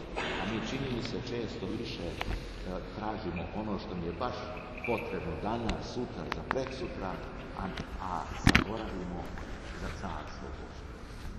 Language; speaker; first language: Serbian; native; Serbian